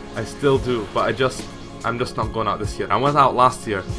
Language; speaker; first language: English; native; English